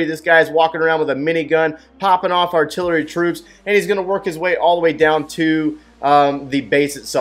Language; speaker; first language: English; native; English